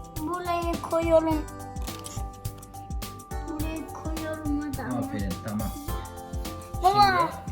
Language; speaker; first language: Turkish; early bilingual, heritage; Turkish